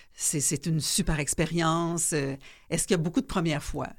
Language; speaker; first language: French; native; French